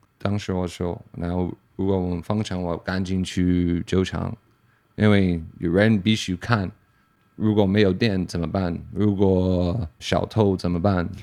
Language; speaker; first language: Chinese; non-native, fluent; English